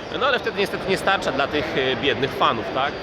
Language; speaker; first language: Polish; native; Polish